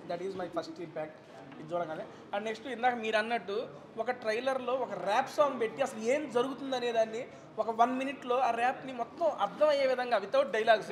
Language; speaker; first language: Telugu; native; Telugu